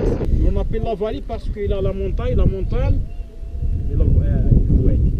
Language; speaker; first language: French; non-native, local second language; Arabic